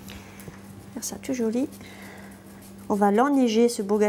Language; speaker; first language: French; native; French